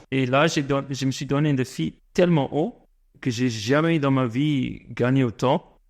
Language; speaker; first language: French; non-native, fluent; English